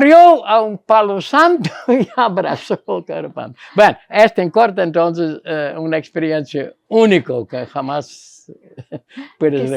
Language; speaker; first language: Spanish; non-native, fluent; Dutch